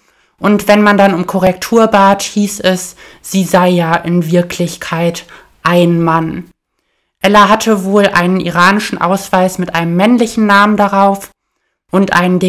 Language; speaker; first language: German; native; German